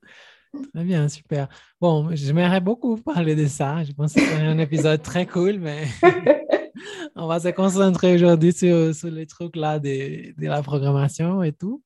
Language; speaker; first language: French; non-native, fluent; Portuguese